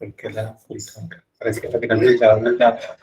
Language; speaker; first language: Spanish; native; Spanish